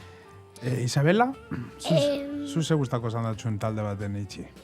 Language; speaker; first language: Basque; native; Basque